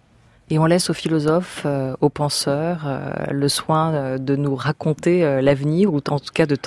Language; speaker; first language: French; native; French